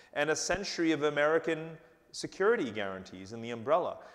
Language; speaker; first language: English; native; English